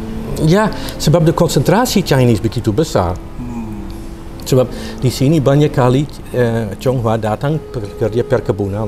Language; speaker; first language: Indonesian; non-native, fluent; Dutch